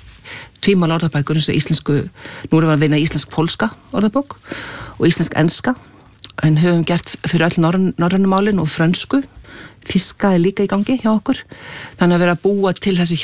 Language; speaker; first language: Icelandic; native; Icelandic